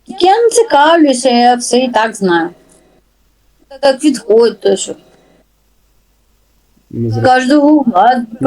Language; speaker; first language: Ukrainian; non-native, learner; Russian